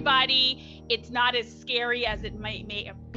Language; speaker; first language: English; non-native, local second language; Igbo